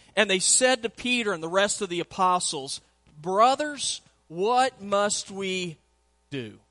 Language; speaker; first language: English; native; English